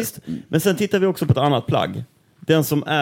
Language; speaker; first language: Swedish; native; Swedish